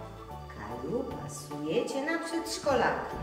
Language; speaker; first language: Polish; native; Polish